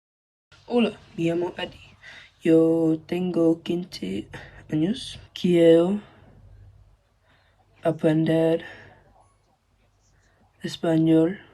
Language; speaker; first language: Spanish; non-native, learner; English